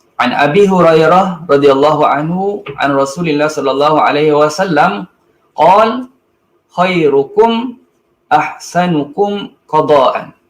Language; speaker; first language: Malay; native; Malay